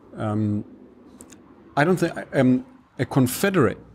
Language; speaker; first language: English; non-native, fluent; Hebrew